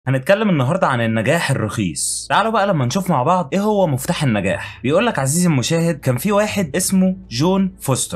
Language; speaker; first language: Arabic; native; Arabic